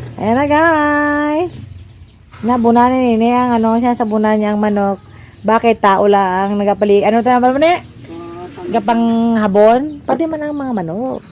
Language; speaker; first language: Filipino; native; Filipino